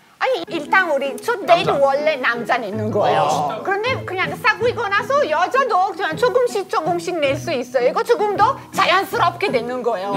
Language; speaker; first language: Korean; non-native, fluent; Italian